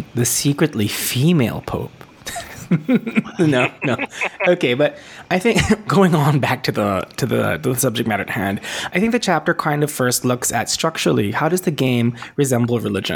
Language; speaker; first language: English; non-native, local second language; Filipino